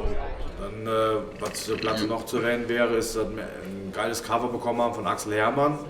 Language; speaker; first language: German; native; German